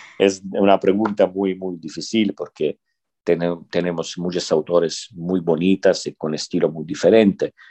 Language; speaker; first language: Spanish; non-native, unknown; Italian